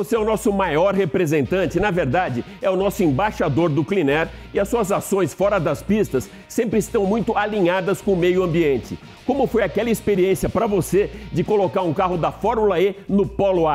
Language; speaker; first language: Portuguese; native; Portuguese